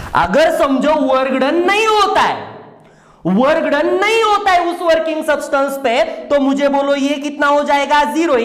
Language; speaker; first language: Hindi; non-native, local second language; Marathi